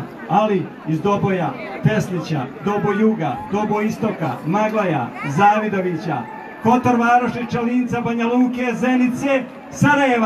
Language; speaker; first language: Bosnian; native; Bosnian